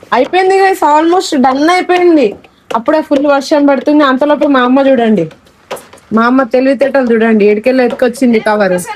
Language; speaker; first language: Telugu; non-native, local second language; Lambadi